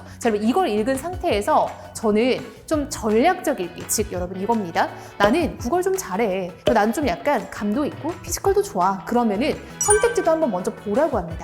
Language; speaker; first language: Korean; native; Korean